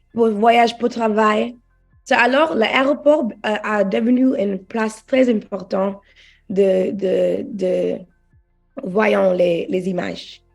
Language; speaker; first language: French; non-native, learner; English